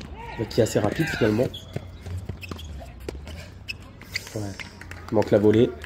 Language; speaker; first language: French; native; French